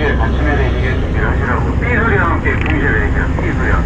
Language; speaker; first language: Korean; native; Korean